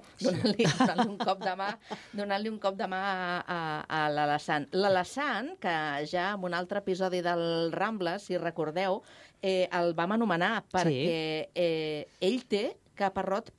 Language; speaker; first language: Catalan; native; Catalan